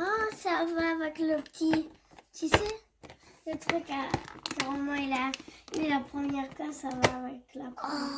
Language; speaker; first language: French; early bilingual, heritage; French